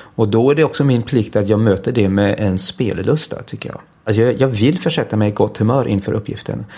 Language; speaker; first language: Swedish; early bilingual, heritage; Danish